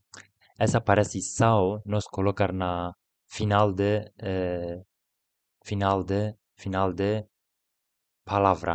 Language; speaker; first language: Portuguese; non-native, learner; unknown